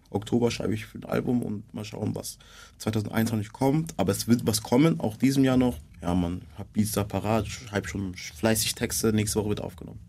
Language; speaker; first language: German; early bilingual, other home language; French